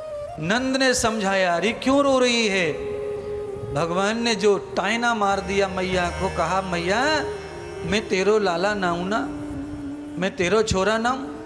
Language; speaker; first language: Hindi; native; Hindi